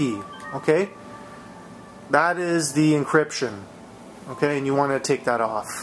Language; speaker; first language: English; native; English